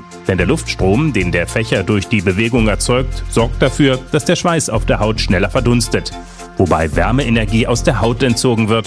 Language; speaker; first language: German; native; German